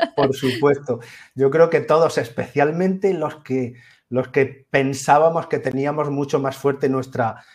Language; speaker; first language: Spanish; native; Spanish